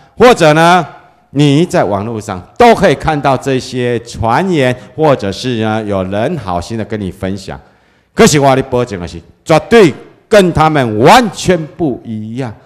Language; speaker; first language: Chinese; native; Chinese